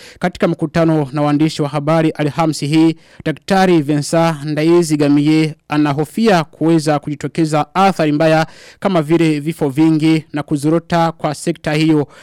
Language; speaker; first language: Swahili; non-native, local second language; Rundi